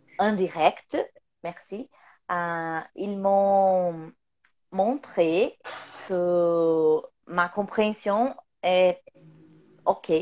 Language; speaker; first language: French; non-native, learner; Portuguese